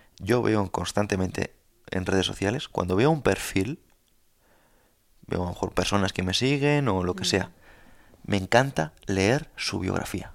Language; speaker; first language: Spanish; native; Spanish